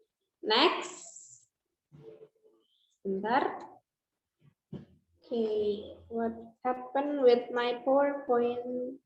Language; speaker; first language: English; non-native, learner; Indonesian